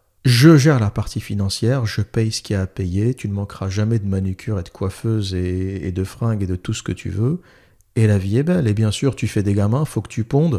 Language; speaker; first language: French; native; French